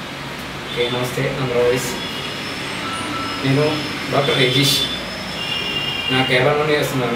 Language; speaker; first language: Telugu; non-native, learner; Malayalam